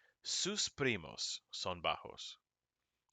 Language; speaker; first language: Spanish; non-native, fluent; English